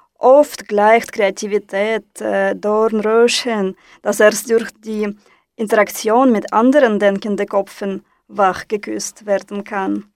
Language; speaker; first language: German; non-native, fluent; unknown